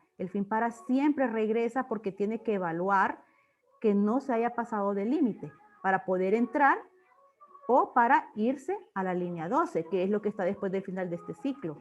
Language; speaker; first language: Spanish; native; Spanish